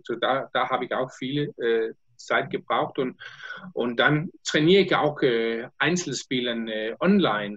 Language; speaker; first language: German; non-native, learner; Danish